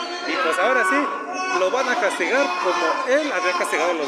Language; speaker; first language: Spanish; native; Spanish